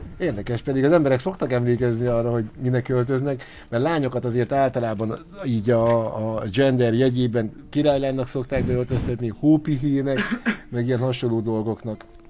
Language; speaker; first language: Hungarian; native; Hungarian